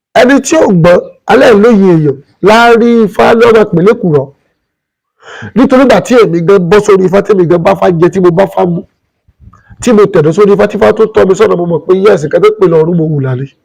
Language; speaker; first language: Yoruba; non-native, local second language; Igbo